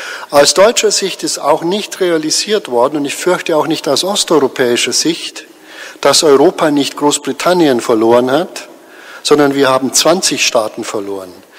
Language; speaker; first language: German; native; German